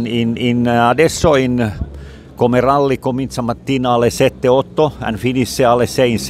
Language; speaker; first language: Italian; non-native, learner; Finnish